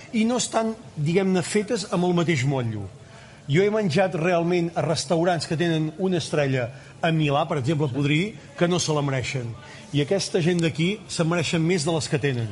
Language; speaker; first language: Catalan; native; Catalan